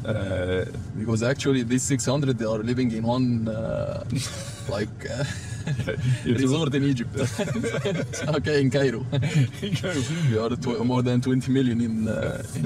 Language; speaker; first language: English; non-native, fluent; Arabic